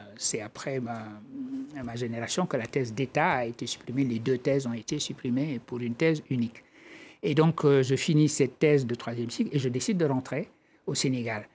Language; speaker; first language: French; non-native, local second language; Wolof